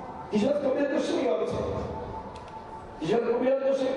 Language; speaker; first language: English; non-native, local second language; Bangla